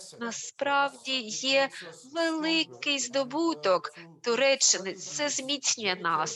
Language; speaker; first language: Ukrainian; non-native, fluent; Turkish